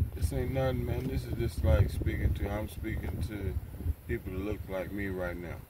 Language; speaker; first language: English; native; English